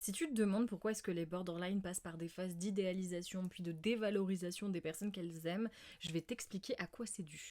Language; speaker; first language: French; native; French